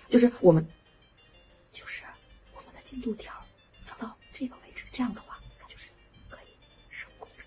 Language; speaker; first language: Chinese; native; Chinese